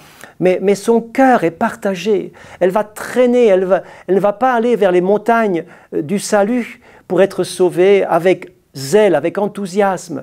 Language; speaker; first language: French; native; French